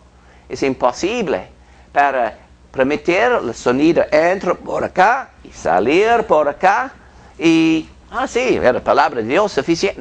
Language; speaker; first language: Spanish; non-native, fluent; English